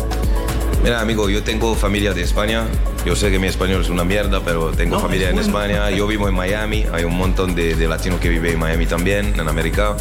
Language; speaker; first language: Spanish; non-native, learner; French